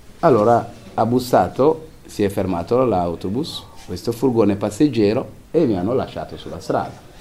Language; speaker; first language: Italian; non-native, fluent; Wolof